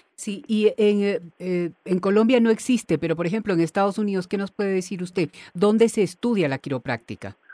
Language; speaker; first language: Spanish; native; Spanish